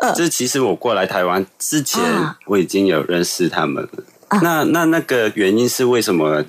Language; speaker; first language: Chinese; non-native, local second language; Cantonese